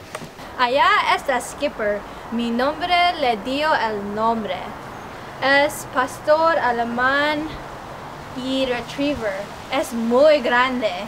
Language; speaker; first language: Spanish; non-native, learner; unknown